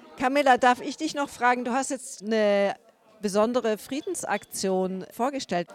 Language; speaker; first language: German; native; German